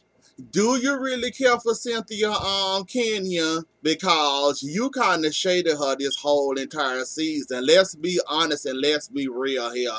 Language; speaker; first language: English; native; English